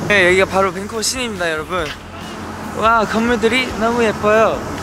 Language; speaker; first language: Korean; early bilingual, heritage; Korean